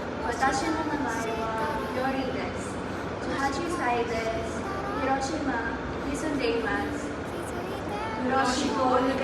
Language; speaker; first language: Japanese; non-native, learner; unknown